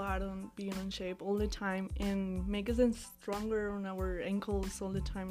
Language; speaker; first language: English; non-native, learner; Spanish